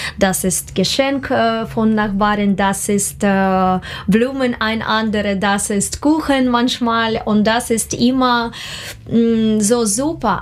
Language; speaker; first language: German; non-native, learner; Russian